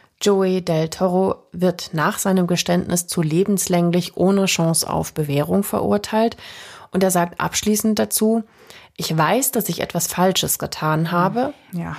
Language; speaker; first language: German; native; German